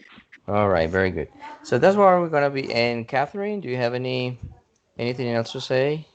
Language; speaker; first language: English; non-native, fluent; Spanish